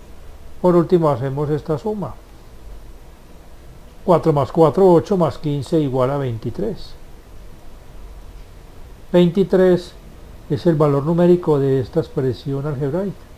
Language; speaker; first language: Spanish; native; Spanish